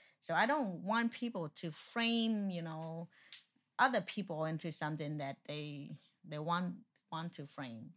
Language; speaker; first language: English; non-native, fluent; Vietnamese